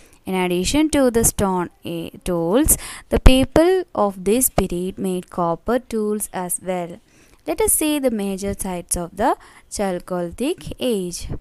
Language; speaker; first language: English; non-native, local second language; Malayalam